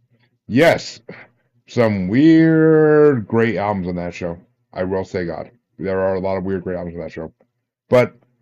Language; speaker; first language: English; native; English